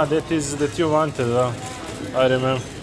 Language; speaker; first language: English; non-native, learner; Serbian